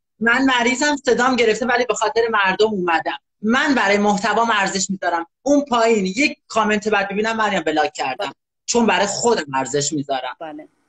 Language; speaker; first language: Persian; native; Persian